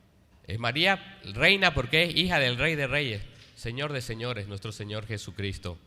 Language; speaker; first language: Spanish; native; Spanish